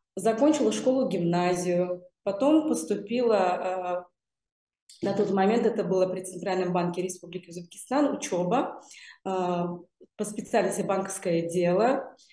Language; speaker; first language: Russian; non-native, local second language; Uzbek